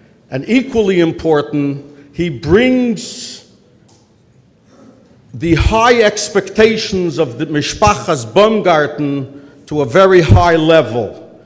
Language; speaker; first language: English; native; English